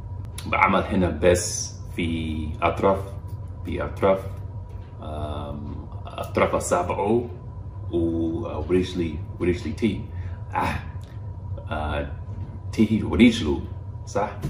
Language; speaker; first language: Arabic; non-native, learner; English